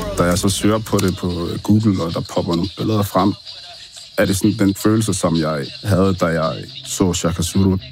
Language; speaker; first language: Danish; early bilingual, other home language; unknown